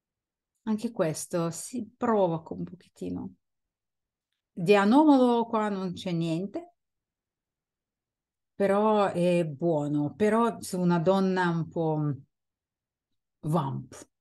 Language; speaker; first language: Italian; non-native, fluent; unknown